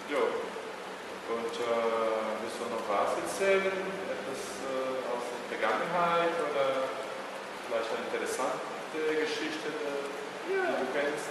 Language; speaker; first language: German; early bilingual, heritage; German